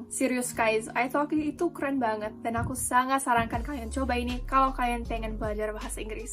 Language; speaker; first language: Indonesian; non-native, fluent; English